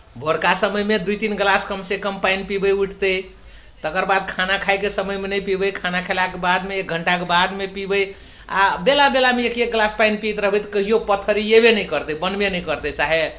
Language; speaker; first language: Maithili; non-native, local second language; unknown